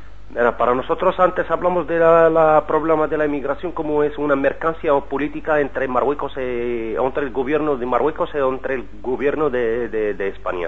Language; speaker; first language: Spanish; non-native, learner; Arabic